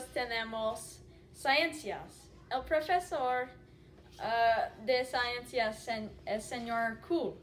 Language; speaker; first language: Spanish; non-native, learner; English